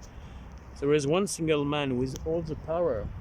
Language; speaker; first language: English; non-native, learner; French